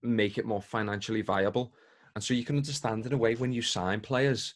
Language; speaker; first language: English; native; English